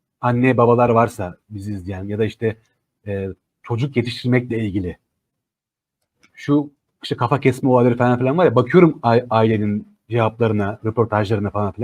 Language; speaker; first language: Turkish; native; Turkish